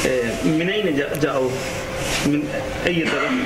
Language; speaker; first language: Arabic; non-native, learner; Urdu